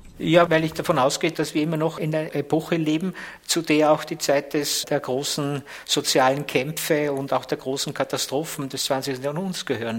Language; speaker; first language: German; native; German